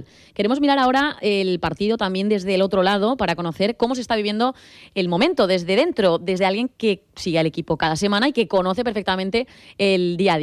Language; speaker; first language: Spanish; native; Spanish